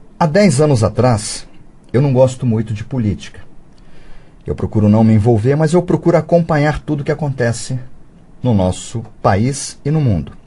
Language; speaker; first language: Portuguese; native; Portuguese